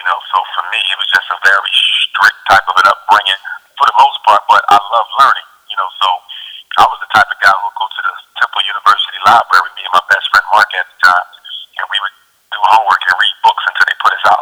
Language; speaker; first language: English; native; English